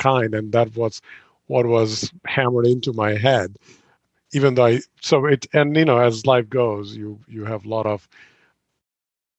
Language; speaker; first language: English; non-native, local second language; Bangla